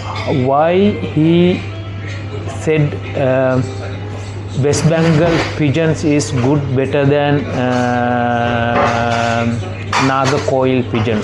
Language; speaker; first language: English; non-native, fluent; Sinhala